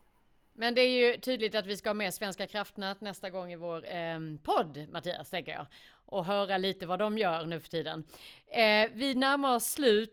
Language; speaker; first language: Swedish; native; Swedish